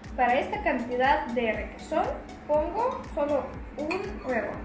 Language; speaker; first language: Spanish; non-native, fluent; Russian